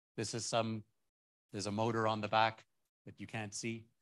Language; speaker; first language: English; native; English